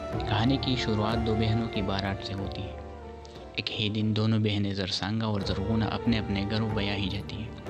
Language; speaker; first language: Urdu; non-native, local second language; Pashto